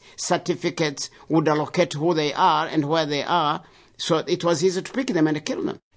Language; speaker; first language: English; non-native, local second language; Kinyarwanda